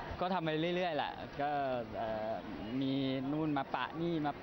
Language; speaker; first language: Thai; native; Thai